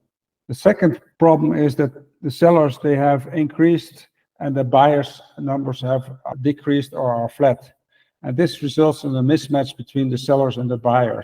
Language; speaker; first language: English; non-native, fluent; Dutch